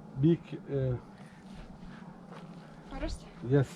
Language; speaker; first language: English; non-native, learner; Turkish